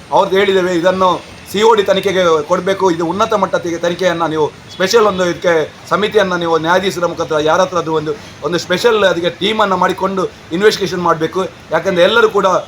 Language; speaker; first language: Kannada; non-native, local second language; Tulu